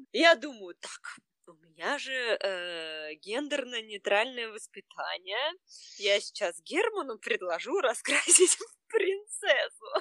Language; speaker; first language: Russian; native; Russian